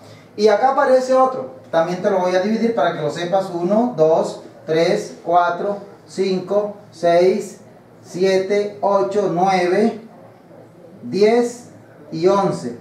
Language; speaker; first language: Spanish; native; Spanish